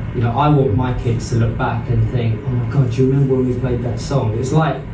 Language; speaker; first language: English; native; English